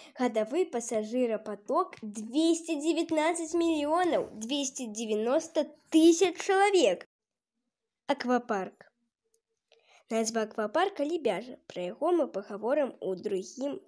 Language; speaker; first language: Belarusian; non-native, local second language; Russian